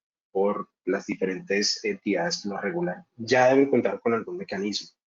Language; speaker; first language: Spanish; native; Spanish